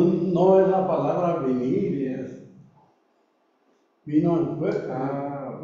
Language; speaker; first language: Spanish; non-native, learner; English